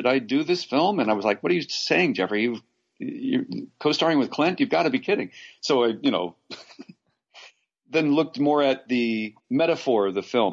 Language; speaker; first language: English; native; English